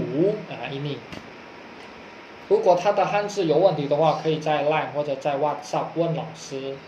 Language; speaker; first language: Chinese; non-native, fluent; Indonesian